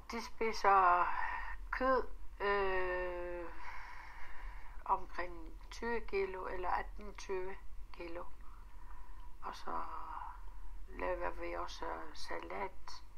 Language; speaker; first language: Danish; non-native, local second language; Kalaallisut